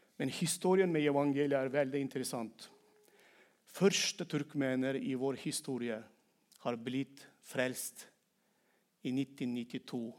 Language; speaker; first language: Norwegian; non-native, fluent; Turkmen